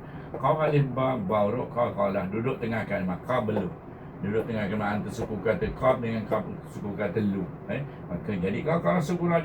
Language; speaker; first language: Malay; native; Malay